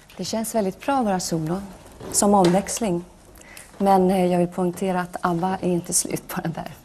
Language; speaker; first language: Swedish; early bilingual, other home language; Norwegian